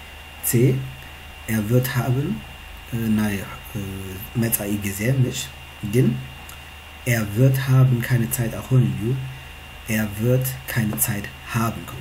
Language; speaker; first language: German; non-native, fluent; Tigrinya